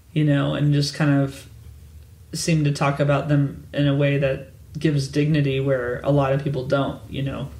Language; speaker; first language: English; native; English